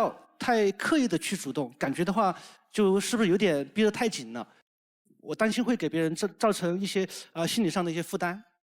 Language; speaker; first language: Chinese; native; Chinese